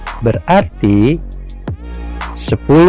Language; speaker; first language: Indonesian; native; Indonesian